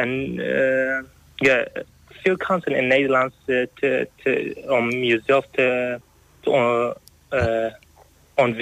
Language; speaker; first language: Dutch; non-native, learner; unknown